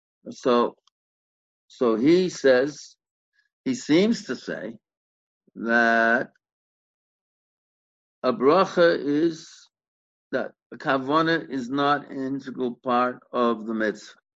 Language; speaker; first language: English; native; English